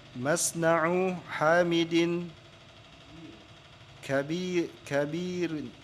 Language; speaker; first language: Arabic; non-native, learner; Indonesian